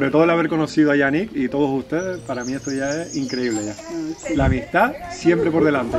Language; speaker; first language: Spanish; native; Spanish